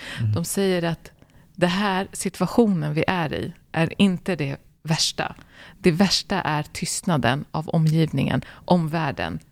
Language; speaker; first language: Swedish; early bilingual, other home language; Arabic